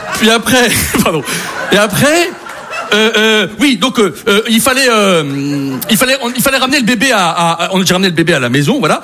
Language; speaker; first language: French; native; French